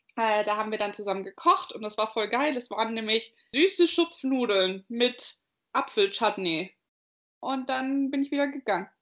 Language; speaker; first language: German; native; German